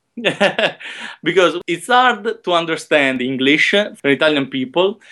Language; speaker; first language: English; non-native, learner; Italian